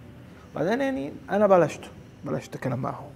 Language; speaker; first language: Arabic; non-native, learner; Portuguese